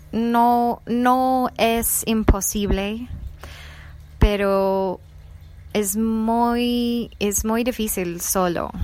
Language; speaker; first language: Spanish; non-native, fluent; English